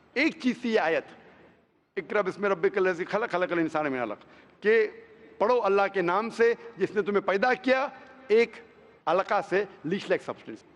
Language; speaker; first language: Hindi; non-native, local second language; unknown